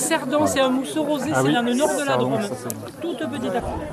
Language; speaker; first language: French; native; French